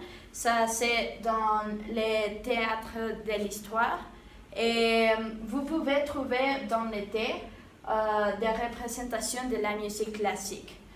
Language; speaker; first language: French; non-native, learner; Spanish